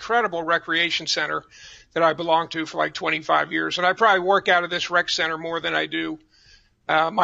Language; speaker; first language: English; native; English